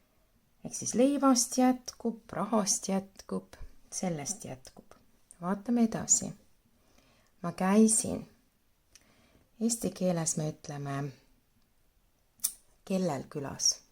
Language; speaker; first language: Estonian; non-native, local second language; Russian